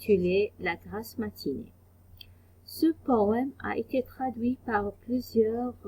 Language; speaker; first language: French; non-native, fluent; Arabic